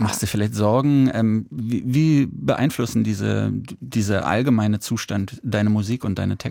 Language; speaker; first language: German; native; German